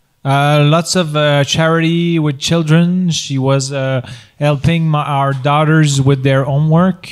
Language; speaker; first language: English; non-native, fluent; French